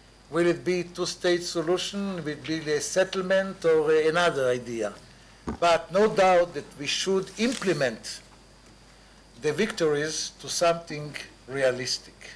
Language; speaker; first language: English; non-native, fluent; Hebrew